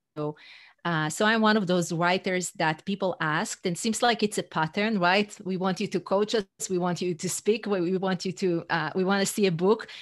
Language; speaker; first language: English; non-native, fluent; Hebrew